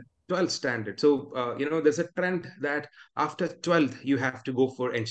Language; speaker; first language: English; non-native, local second language; Malayalam